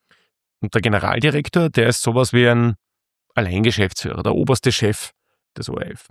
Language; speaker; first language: German; native; German